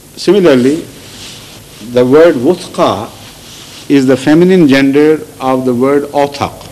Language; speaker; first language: English; non-native, local second language; Urdu